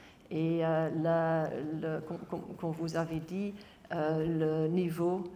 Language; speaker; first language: French; non-native, local second language; Dutch